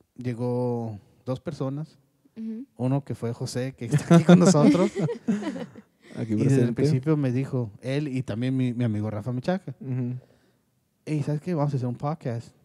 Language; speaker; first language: Spanish; early bilingual, heritage; Spanish